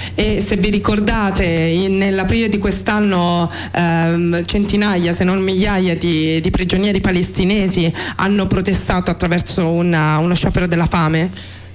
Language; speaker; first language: Italian; native; Italian